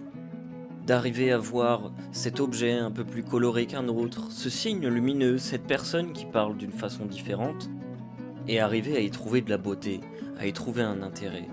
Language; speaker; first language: French; native; French